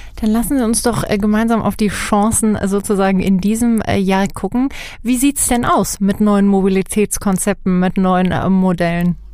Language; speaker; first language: German; native; German